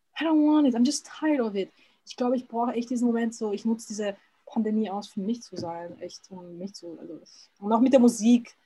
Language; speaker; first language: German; early bilingual, other home language; Serbian